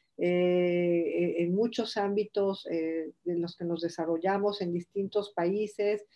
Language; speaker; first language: Spanish; native; Spanish